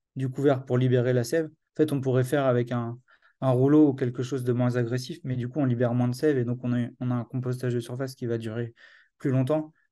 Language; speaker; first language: French; native; French